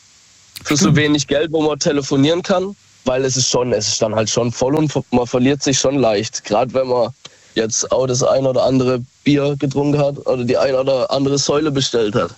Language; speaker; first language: German; native; German